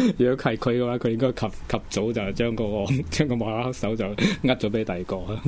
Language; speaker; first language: Chinese; non-native, local second language; Cantonese